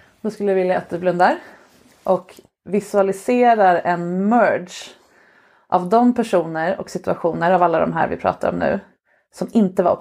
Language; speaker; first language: Swedish; native; Swedish